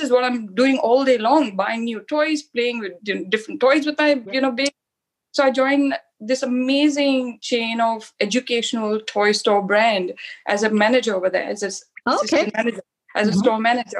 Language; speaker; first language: English; non-native, local second language; Hindi